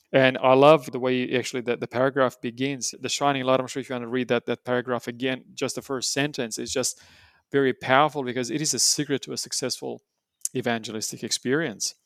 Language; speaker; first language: English; non-native, fluent; Romanian